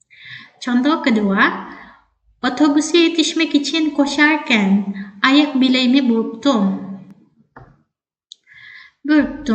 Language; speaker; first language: Turkish; non-native, fluent; Indonesian